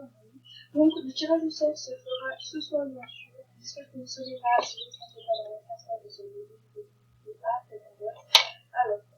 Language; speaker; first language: French; native; French